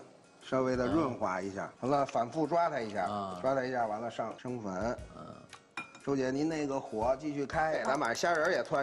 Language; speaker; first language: Chinese; native; Chinese